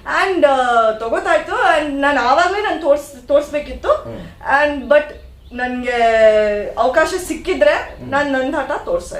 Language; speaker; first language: Kannada; non-native, learner; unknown